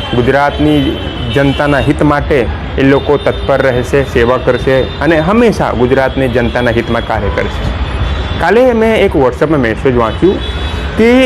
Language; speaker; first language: Gujarati; non-native, local second language; Hindi